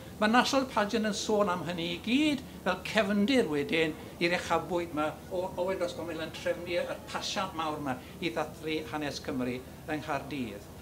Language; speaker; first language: Welsh; native; Welsh